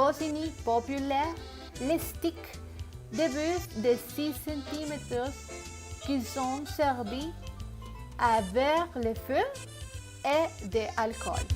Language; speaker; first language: French; non-native, learner; Spanish